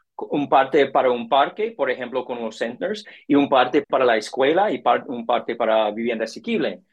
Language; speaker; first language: Spanish; non-native, learner; English